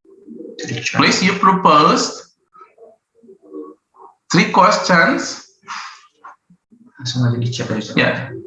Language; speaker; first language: English; non-native, learner; Indonesian